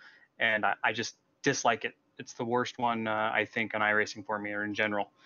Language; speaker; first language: English; native; English